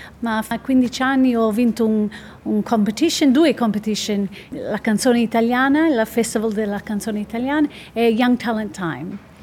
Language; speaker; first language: Italian; early bilingual, heritage; Italian